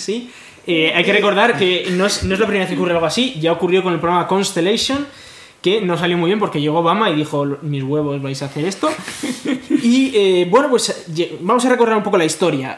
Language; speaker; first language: Spanish; native; Spanish